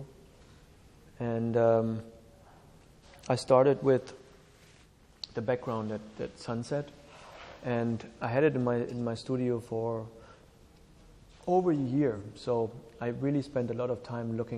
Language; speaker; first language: English; non-native, fluent; German